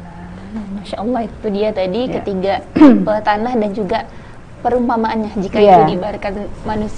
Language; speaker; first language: Indonesian; native; Indonesian